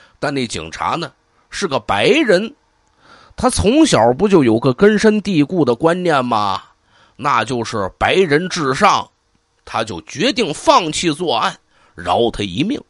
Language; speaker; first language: Chinese; native; Chinese